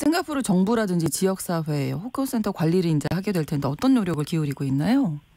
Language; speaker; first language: Korean; native; Korean